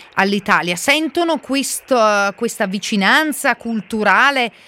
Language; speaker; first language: Italian; native; Italian